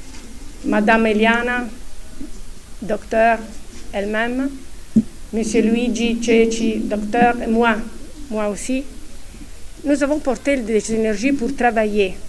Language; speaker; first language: French; non-native, fluent; Italian